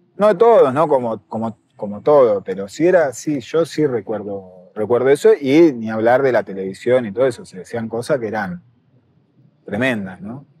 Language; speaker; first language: Spanish; native; Spanish